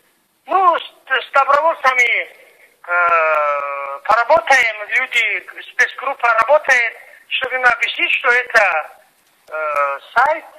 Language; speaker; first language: Russian; non-native, local second language; Tajik